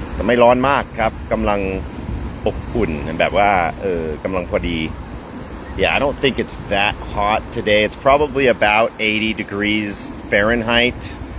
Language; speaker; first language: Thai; non-native, fluent; English